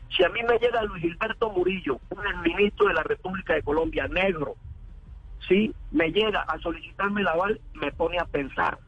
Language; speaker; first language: Spanish; native; Spanish